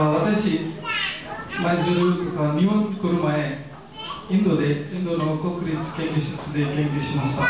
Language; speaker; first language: Japanese; non-native, fluent; Marathi